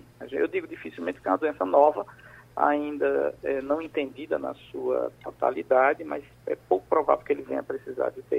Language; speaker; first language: Portuguese; native; Portuguese